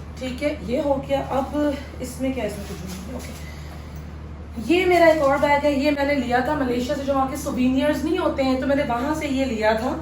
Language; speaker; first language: Urdu; native; Urdu